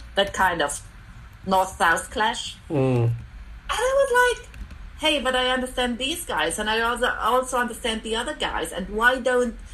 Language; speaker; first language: English; non-native, fluent; German